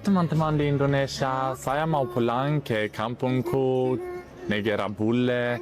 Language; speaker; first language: Indonesian; non-native, learner; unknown